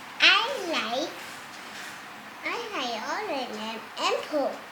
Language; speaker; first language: English; non-native, learner; Thai